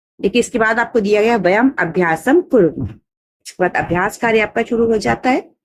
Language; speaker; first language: Hindi; native; Hindi